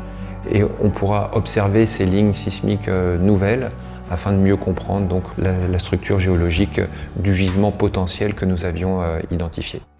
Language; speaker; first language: French; native; French